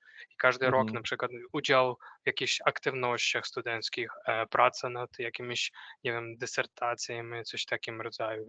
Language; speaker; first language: Polish; non-native, fluent; Ukrainian